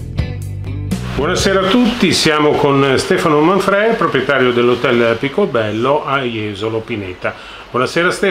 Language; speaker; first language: Italian; native; Italian